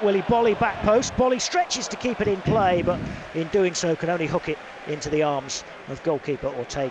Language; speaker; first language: English; native; English